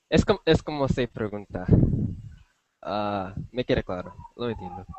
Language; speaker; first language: Spanish; non-native, learner; English